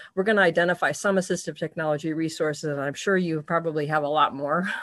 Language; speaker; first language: English; native; English